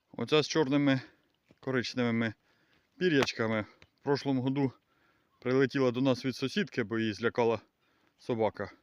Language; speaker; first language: Ukrainian; native; Ukrainian